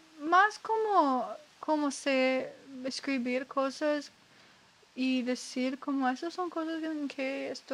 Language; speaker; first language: Spanish; non-native, learner; English